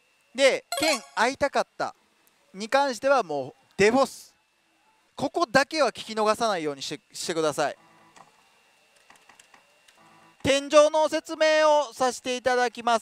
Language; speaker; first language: Japanese; native; Japanese